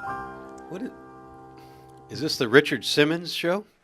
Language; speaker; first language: English; native; English